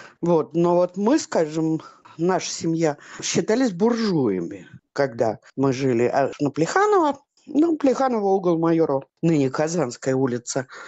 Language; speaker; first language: Russian; native; Russian